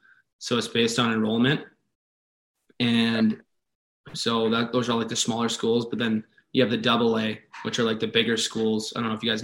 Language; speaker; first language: English; native; English